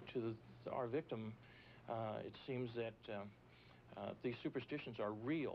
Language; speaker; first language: English; native; English